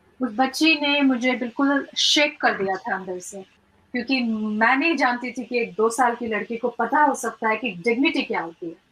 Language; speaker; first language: Hindi; early bilingual, heritage; Hindi